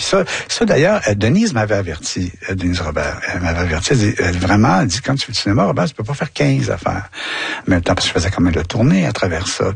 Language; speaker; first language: French; native; French